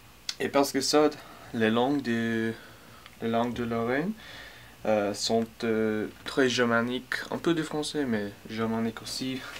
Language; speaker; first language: French; non-native, learner; English